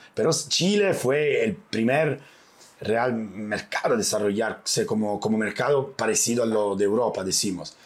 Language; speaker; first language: Spanish; non-native, fluent; Italian